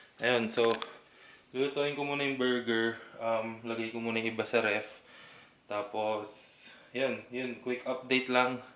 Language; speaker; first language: Filipino; native; Filipino